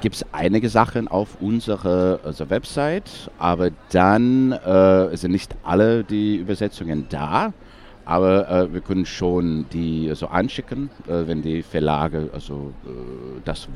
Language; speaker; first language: German; non-native, fluent; English